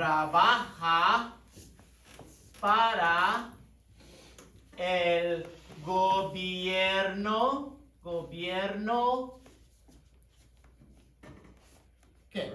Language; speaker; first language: Spanish; non-native, fluent; English